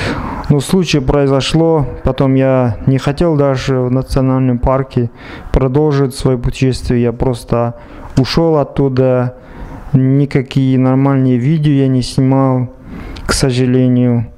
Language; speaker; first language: Russian; non-native, local second language; Kazakh